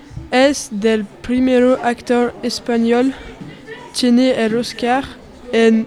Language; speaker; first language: Spanish; non-native, learner; French